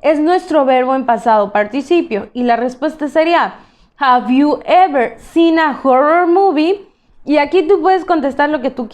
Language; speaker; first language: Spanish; native; Spanish